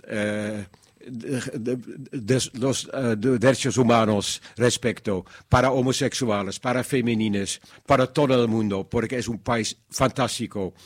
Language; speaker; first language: Spanish; non-native, learner; Dutch